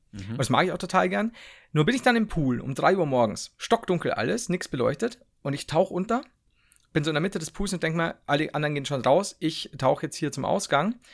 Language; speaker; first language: German; native; German